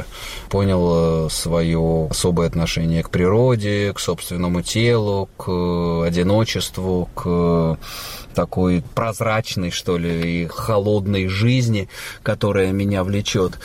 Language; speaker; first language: Russian; native; Russian